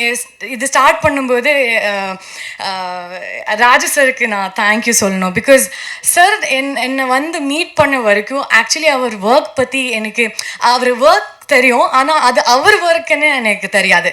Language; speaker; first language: Tamil; non-native, learner; Kannada